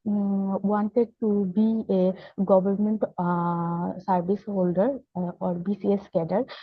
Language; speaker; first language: English; non-native, learner; Bangla